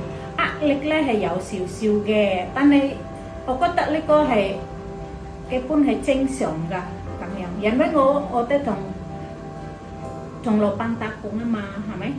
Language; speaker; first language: Cantonese; non-native, fluent; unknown